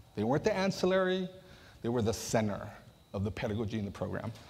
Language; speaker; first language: English; native; English